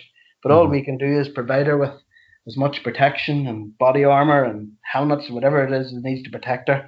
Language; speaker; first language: English; native; English